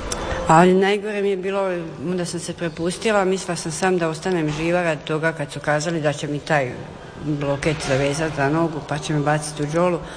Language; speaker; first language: Serbian; native; Serbian